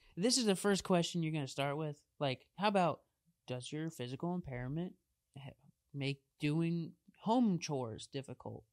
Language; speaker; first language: English; native; English